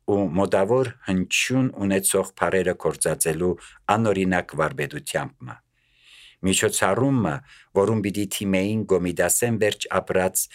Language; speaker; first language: Armenian; native; Armenian